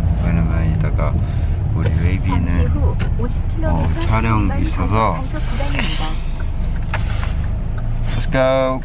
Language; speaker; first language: Korean; non-native, learner; Chinese